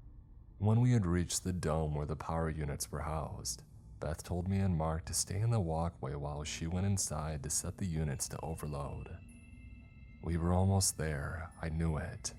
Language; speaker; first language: English; native; English